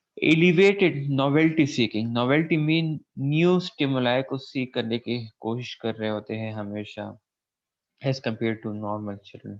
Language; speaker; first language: Urdu; non-native, local second language; Pashto